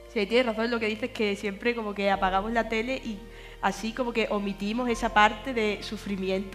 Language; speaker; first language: Spanish; native; Spanish